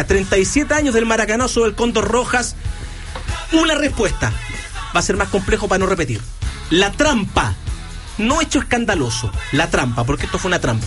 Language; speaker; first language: Spanish; native; Spanish